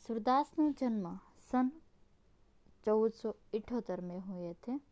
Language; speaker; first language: Hindi; non-native, local second language; Gujarati